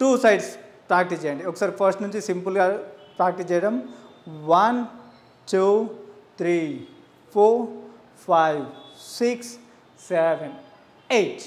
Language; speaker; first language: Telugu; native; Telugu